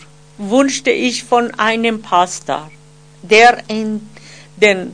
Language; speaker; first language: German; non-native, fluent; Persian